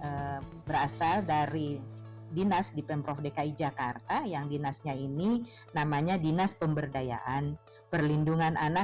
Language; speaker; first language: Indonesian; native; Indonesian